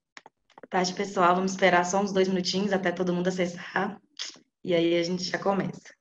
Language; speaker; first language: Portuguese; native; Portuguese